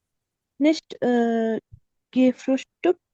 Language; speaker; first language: German; non-native, learner; Urdu